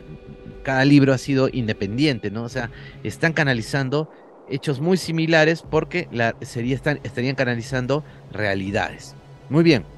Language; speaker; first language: Spanish; native; Spanish